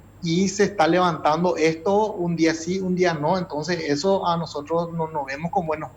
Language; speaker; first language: Spanish; native; Spanish